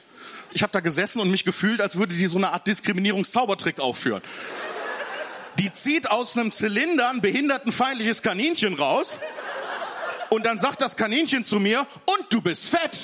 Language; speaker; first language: German; native; German